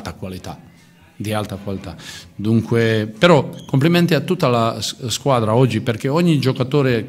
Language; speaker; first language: Italian; non-native, fluent; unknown